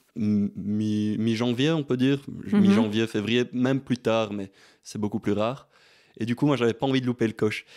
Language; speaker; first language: French; native; French